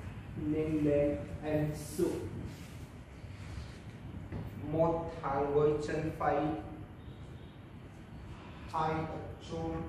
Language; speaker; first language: Vietnamese; non-native, learner; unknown